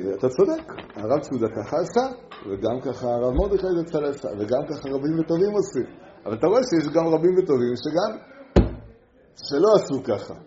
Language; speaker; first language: Hebrew; non-native, fluent; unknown